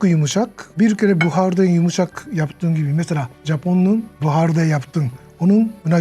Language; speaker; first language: Turkish; non-native, learner; Japanese